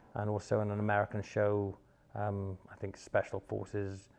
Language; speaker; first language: English; native; English